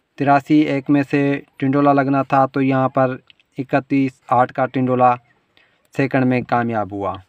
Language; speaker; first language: Urdu; non-native, local second language; Punjabi